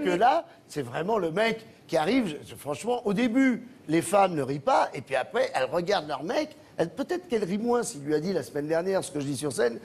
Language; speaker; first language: French; native; French